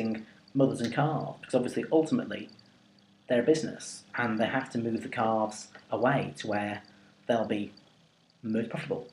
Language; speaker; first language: English; native; English